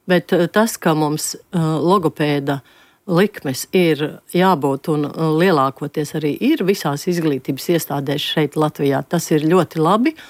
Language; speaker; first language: Latvian; native; Latvian